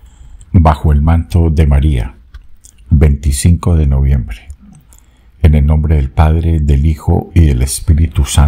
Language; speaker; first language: Spanish; native; Spanish